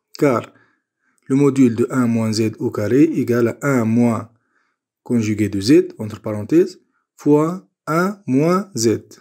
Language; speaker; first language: French; non-native, local second language; Arabic